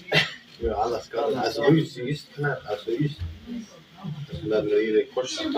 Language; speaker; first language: Swedish; non-native, local second language; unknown